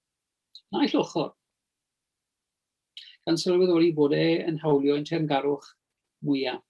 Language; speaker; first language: Welsh; native; Welsh